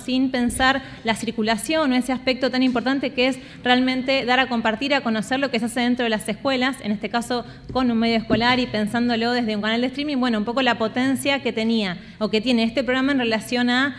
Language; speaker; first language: Spanish; native; Spanish